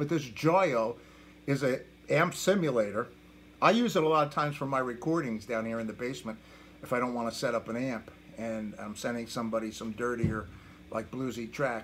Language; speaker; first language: English; native; English